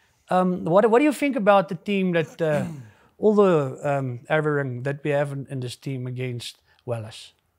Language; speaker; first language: English; non-native, local second language; Afrikaans